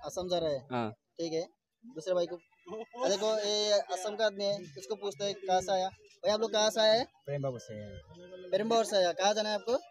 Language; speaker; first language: Hindi; non-native, local second language; Assamese